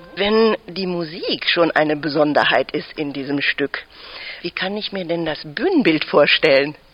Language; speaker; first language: German; native; German